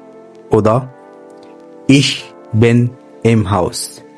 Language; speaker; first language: German; non-native, fluent; Arabic